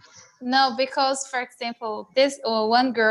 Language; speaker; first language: English; non-native, learner; Portuguese